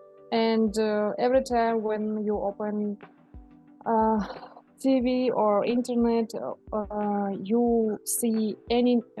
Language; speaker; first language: English; non-native, learner; Russian